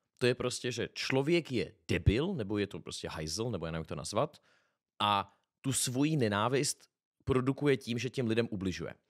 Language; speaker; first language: Czech; native; Czech